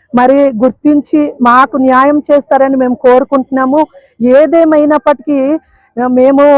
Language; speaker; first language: Telugu; native; Telugu